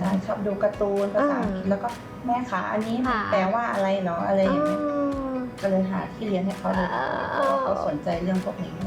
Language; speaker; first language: Thai; native; Thai